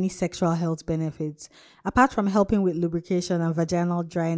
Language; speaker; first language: English; non-native, local second language; Hausa